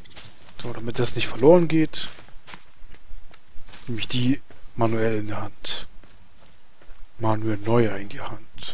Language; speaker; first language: German; native; German